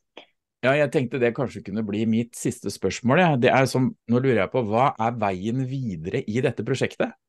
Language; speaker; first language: Norwegian; native; Norwegian